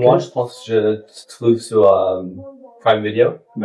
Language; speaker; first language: French; non-native, local second language; English